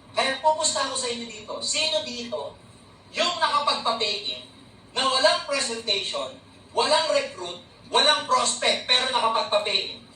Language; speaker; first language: Filipino; native; Filipino